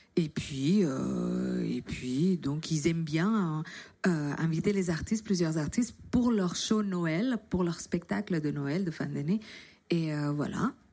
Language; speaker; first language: French; non-native, fluent; Indonesian